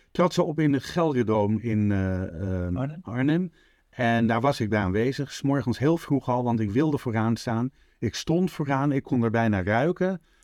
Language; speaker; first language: Dutch; native; Dutch